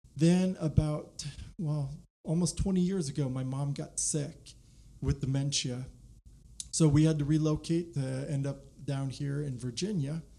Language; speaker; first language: English; native; English